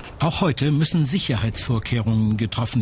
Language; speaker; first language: German; native; German